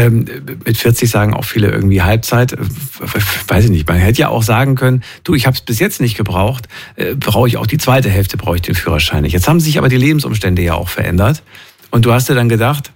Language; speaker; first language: German; native; German